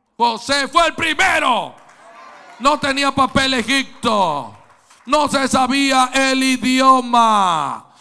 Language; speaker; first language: Spanish; native; Spanish